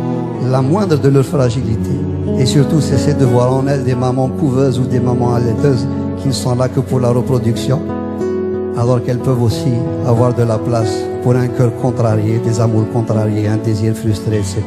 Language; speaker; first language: French; non-native, local second language; Kabyle